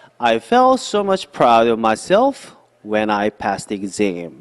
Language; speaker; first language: English; non-native, fluent; Korean